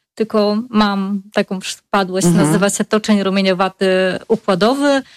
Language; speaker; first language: Polish; native; Polish